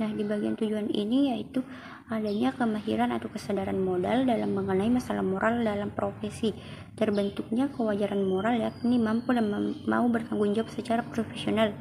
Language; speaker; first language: Indonesian; native; Indonesian